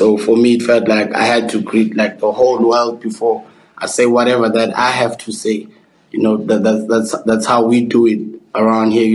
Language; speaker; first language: English; non-native, local second language; Zulu